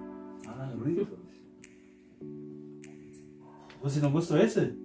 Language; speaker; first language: Portuguese; non-native, learner; Haitian Creole